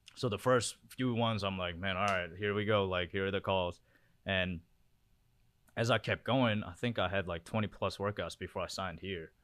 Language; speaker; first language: English; early bilingual, other home language; Korean